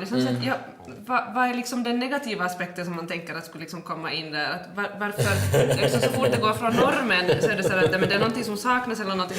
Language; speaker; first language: Swedish; native; Swedish